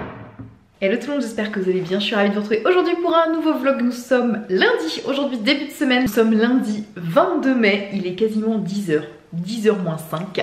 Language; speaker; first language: French; native; French